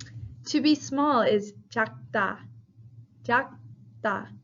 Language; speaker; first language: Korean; non-native, fluent; English